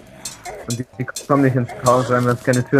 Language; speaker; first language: German; native; German